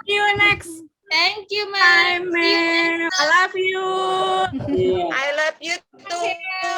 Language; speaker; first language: English; non-native, learner; Indonesian